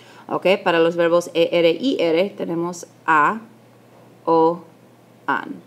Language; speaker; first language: Spanish; non-native, fluent; English